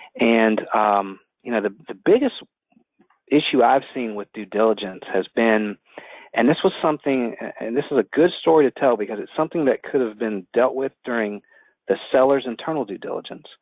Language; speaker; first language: English; native; English